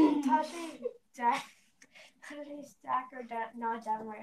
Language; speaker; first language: Irish; non-native, learner; English